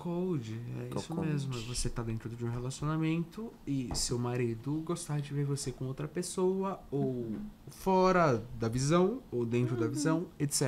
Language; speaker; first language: Portuguese; native; Portuguese